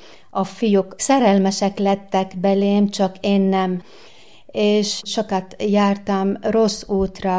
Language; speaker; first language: Hungarian; non-native, learner; Arabic